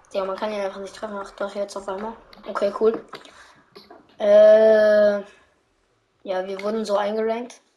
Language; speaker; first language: German; native; German